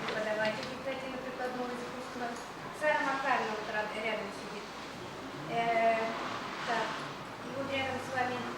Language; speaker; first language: Russian; native; Russian